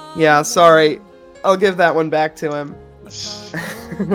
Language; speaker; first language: English; native; English